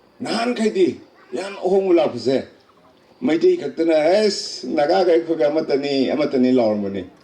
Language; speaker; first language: Manipuri; non-native, local second language; Tangkhul Naga (India)